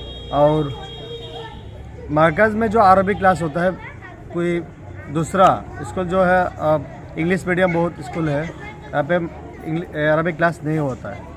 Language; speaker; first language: Hindi; non-native, local second language; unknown